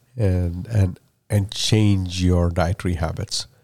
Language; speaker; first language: English; non-native, local second language; Malayalam